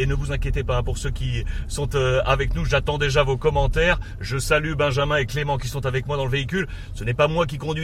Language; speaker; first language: French; native; French